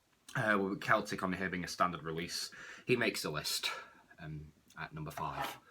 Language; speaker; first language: English; native; English